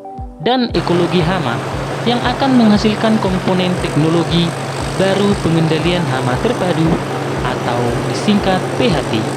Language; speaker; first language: Indonesian; native; Indonesian